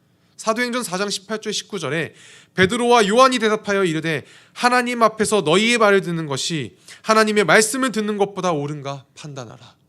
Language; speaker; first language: Korean; native; Korean